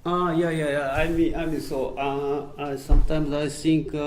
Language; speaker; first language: English; non-native, fluent; Japanese